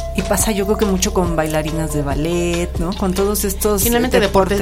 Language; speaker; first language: Spanish; native; Spanish